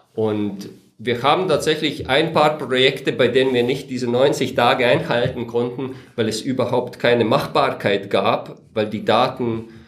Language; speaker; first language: German; non-native, fluent; Latvian